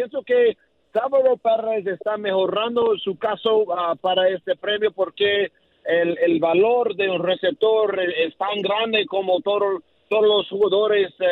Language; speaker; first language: Spanish; non-native, learner; English